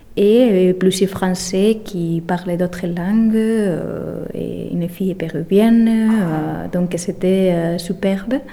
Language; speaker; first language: French; non-native, fluent; Spanish